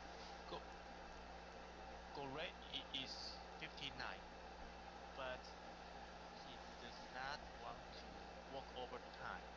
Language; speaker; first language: English; non-native, learner; Chinese